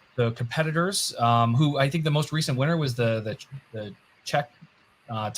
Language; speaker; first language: English; native; English